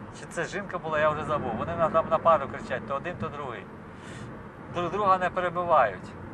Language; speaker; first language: Ukrainian; non-native, local second language; Russian